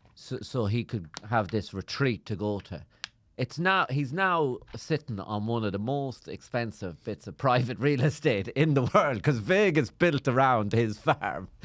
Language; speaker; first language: English; native; English